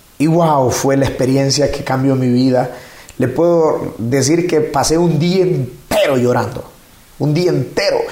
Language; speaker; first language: Spanish; native; Spanish